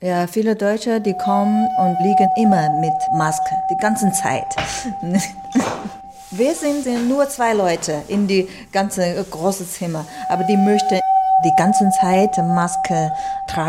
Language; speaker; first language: German; non-native, learner; Chinese